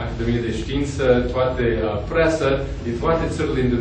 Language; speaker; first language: Romanian; non-native, fluent; English